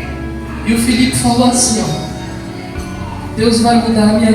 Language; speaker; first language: Portuguese; native; Portuguese